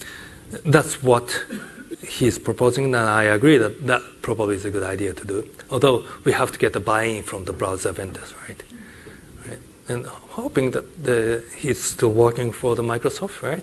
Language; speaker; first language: English; non-native, fluent; Japanese